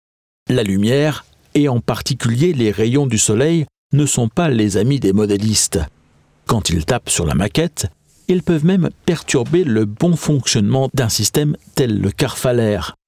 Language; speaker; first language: French; native; French